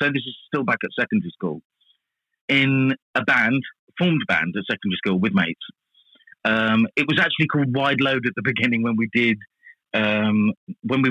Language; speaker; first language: English; native; English